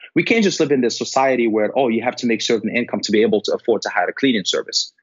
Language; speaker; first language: English; non-native, fluent; Arabic